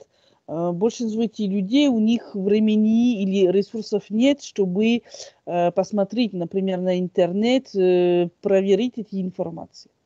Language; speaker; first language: Russian; non-native, fluent; French